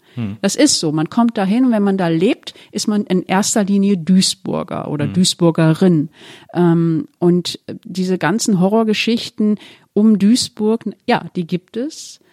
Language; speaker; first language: German; early bilingual, other home language; Turkish